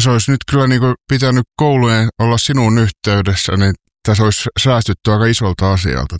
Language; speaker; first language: Finnish; native; Finnish